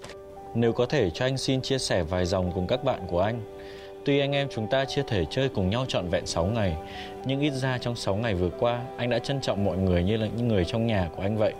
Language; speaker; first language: Vietnamese; native; Vietnamese